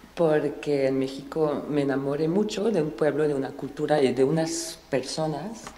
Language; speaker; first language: Spanish; non-native, fluent; French